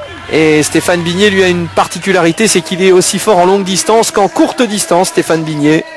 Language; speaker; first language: French; native; French